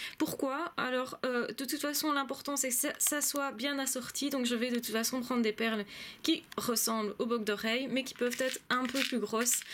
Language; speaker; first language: French; native; French